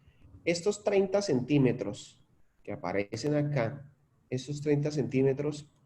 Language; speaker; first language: Spanish; native; Spanish